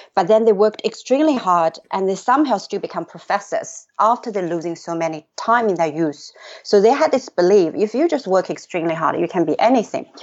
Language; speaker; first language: English; non-native, fluent; Chinese